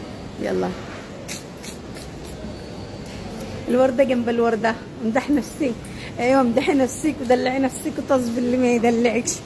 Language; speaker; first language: Arabic; native; Arabic